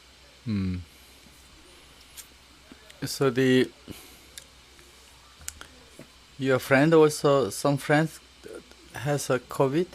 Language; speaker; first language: English; non-native, learner; Korean